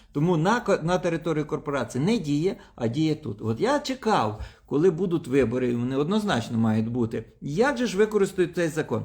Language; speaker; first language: Ukrainian; non-native, local second language; Russian